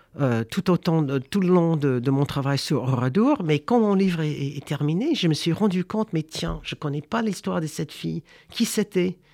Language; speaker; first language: French; non-native, fluent; English